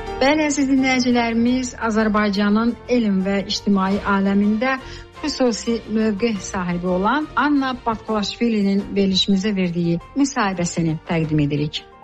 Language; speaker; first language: Azerbaijani; native; Azerbaijani